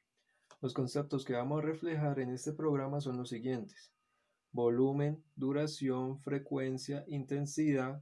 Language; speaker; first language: Spanish; native; Spanish